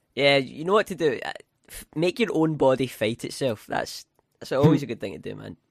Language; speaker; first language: English; native; English